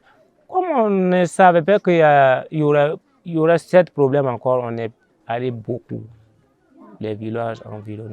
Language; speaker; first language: French; non-native, local second language; Mossi